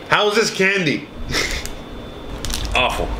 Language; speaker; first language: English; native; English